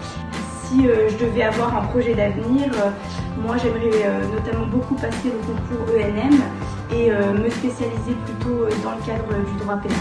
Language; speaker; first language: French; native; French